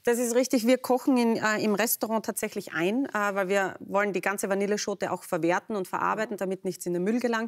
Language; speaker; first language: German; native; German